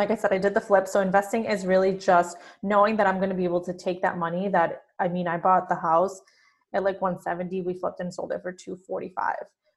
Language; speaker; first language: English; non-native, fluent; Spanish